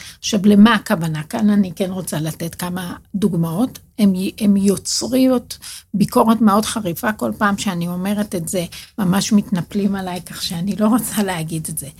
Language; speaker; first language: Hebrew; native; Hebrew